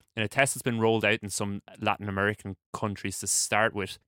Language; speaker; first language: English; native; English